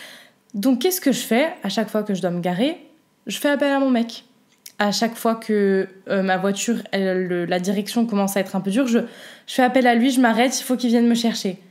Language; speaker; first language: French; native; French